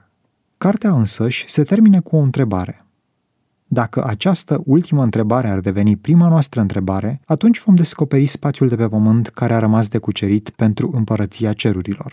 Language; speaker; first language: Romanian; native; Romanian